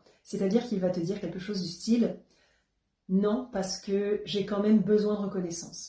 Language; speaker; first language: French; native; French